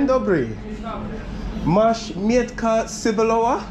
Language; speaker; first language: Polish; non-native, learner; English